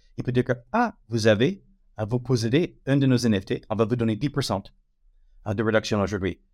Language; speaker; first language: French; non-native, fluent; English